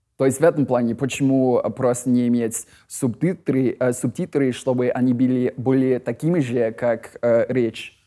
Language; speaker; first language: Russian; non-native, fluent; English